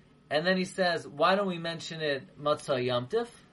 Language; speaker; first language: English; native; English